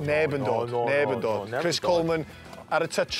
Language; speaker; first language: Welsh; native; Welsh